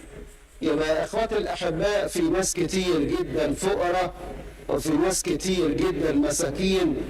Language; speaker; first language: Arabic; native; Arabic